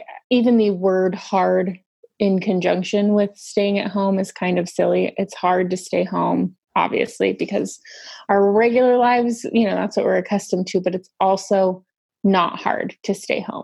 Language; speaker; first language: English; native; English